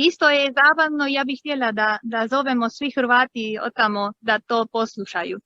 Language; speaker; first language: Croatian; early bilingual, heritage; Croatian